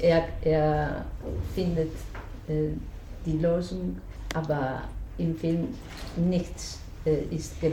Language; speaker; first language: German; non-native, fluent; Spanish